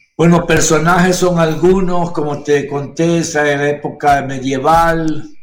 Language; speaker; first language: Spanish; native; Spanish